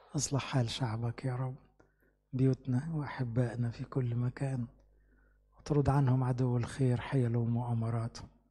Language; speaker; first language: Arabic; native; Arabic